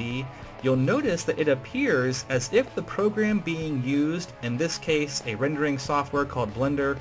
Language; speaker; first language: English; native; English